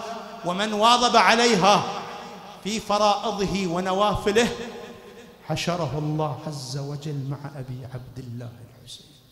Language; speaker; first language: Arabic; native; Arabic